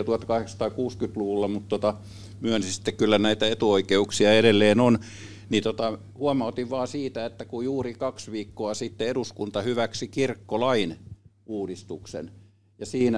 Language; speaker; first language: Finnish; native; Finnish